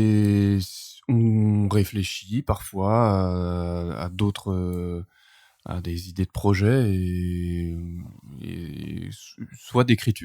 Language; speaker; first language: French; native; French